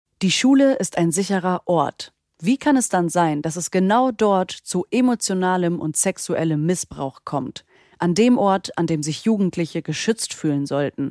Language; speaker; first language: German; native; German